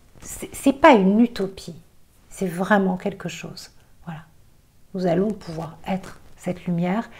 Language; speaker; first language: French; native; French